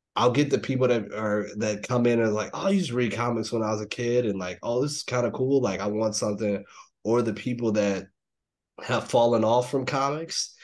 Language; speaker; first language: English; native; English